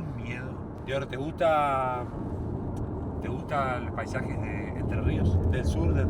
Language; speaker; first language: Spanish; native; Spanish